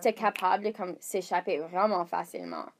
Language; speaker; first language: French; non-native, learner; English